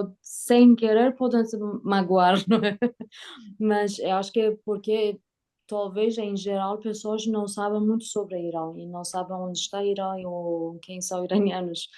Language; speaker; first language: Portuguese; non-native, learner; Persian